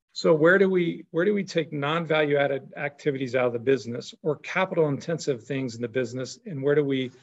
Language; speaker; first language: English; native; English